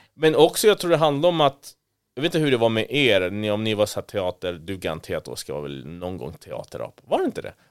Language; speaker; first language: Swedish; early bilingual, other home language; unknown